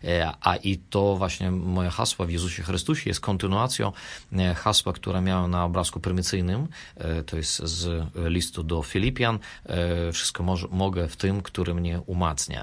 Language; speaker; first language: Polish; non-native, fluent; Russian